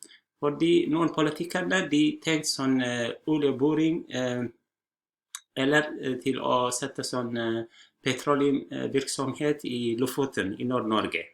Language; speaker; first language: Norwegian; non-native, learner; Tigrinya